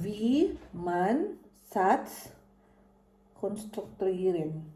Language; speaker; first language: German; non-native, fluent; Filipino